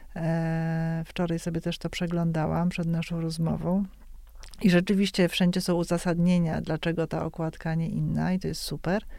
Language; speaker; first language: Polish; native; Polish